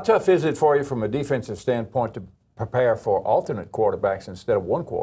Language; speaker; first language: English; native; English